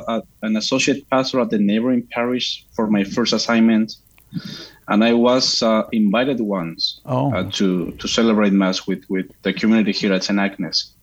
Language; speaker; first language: English; non-native, fluent; Spanish